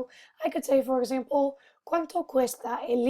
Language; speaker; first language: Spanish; non-native, fluent; English